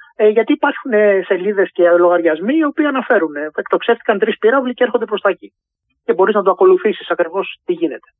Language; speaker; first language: Greek; native; Greek